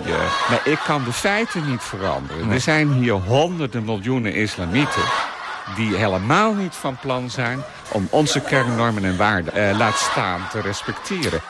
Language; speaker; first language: Dutch; native; Dutch